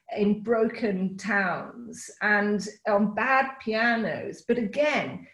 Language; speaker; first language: English; native; English